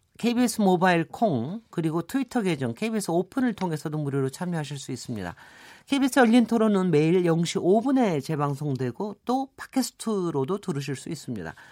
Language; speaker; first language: Korean; native; Korean